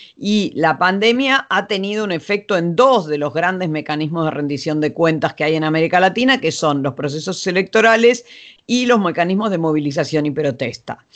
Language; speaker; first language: Spanish; non-native, fluent; Dutch